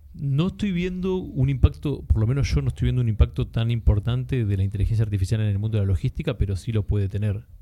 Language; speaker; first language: Spanish; native; Spanish